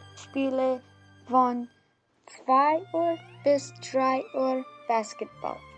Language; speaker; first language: German; non-native, learner; English